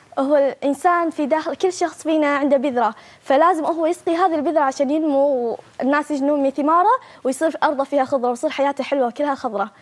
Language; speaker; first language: Arabic; early bilingual, other home language; Chinese